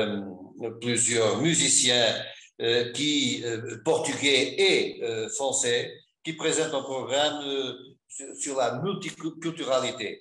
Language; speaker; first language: French; non-native, fluent; Portuguese